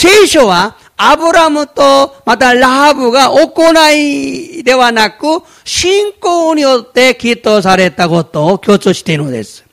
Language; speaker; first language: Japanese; non-native, fluent; Korean